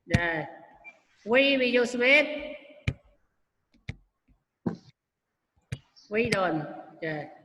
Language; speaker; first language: English; non-native, learner; Khmer